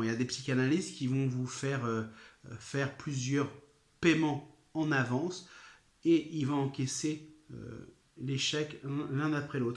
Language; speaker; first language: French; native; French